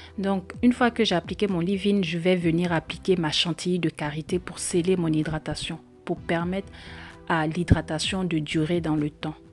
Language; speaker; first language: French; native; French